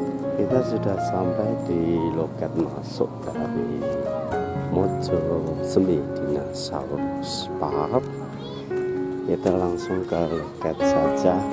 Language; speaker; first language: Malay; non-native, local second language; Javanese